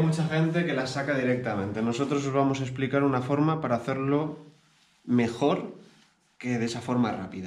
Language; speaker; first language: Spanish; native; Spanish